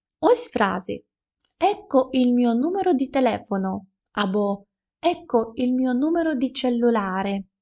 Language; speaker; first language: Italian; non-native, fluent; Ukrainian